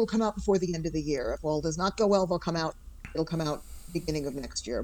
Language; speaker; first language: English; native; English